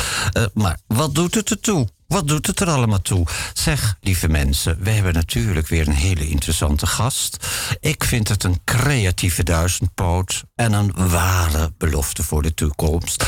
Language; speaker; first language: Dutch; native; Dutch